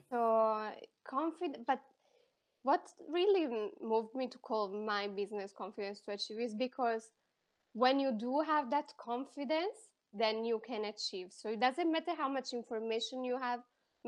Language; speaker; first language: English; non-native, fluent; Italian